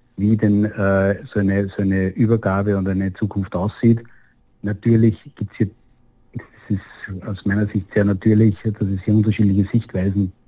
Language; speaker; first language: German; native; German